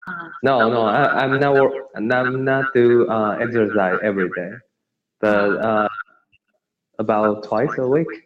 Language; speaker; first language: English; non-native, learner; Chinese